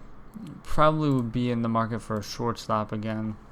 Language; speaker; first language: English; native; English